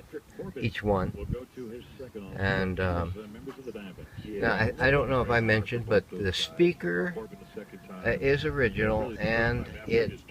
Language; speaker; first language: English; native; English